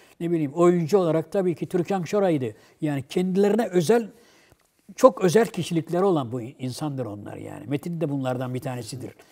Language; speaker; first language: Turkish; native; Turkish